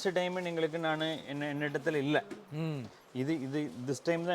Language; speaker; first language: Malayalam; non-native, local second language; Tamil